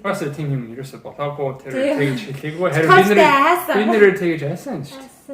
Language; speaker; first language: Mongolian; early bilingual, heritage; English